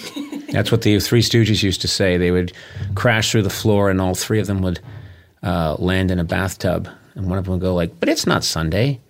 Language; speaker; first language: English; native; English